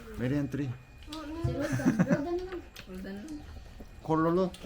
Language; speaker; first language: English; non-native, learner; Korean